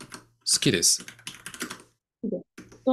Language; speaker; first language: Japanese; non-native, learner; Korean